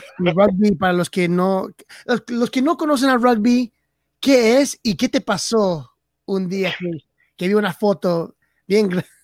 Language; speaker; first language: Spanish; early bilingual, heritage; Spanish